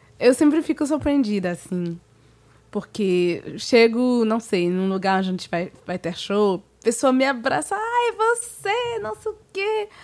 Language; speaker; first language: Portuguese; non-native, fluent; French